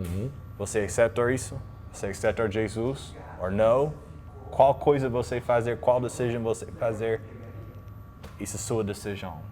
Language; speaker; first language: Portuguese; non-native, learner; English